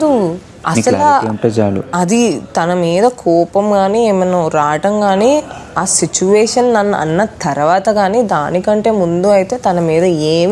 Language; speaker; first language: Telugu; native; Telugu